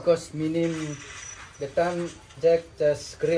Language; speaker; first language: English; non-native, learner; Indonesian